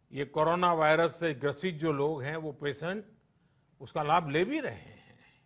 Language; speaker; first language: Hindi; non-native, local second language; Gujarati